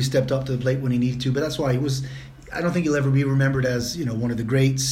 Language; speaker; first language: English; non-native, fluent; Dutch